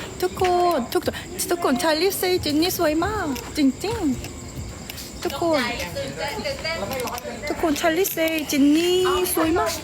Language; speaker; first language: Thai; non-native, learner; Korean